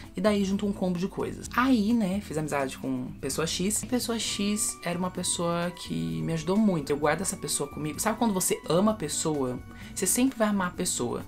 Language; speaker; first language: Portuguese; early bilingual, heritage; Portuguese